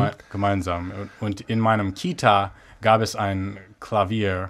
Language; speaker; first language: German; non-native, fluent; English